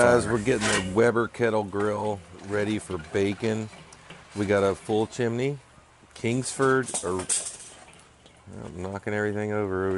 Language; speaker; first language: English; native; English